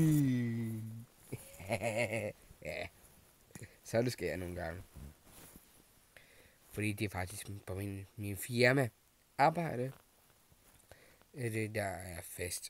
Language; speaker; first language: Danish; non-native, learner; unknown